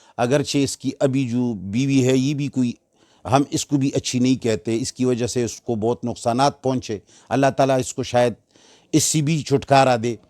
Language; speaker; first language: Urdu; non-native, local second language; Pashto